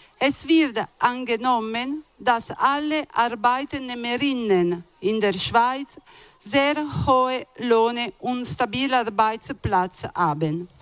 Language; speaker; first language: German; non-native, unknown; Italian